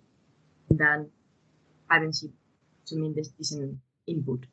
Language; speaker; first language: German; non-native, fluent; Spanish